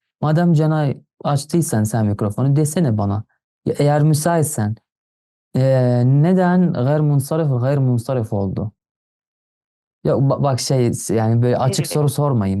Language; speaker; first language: Turkish; non-native, fluent; Arabic